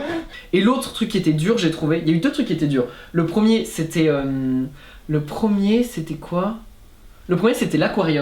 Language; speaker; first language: French; native; French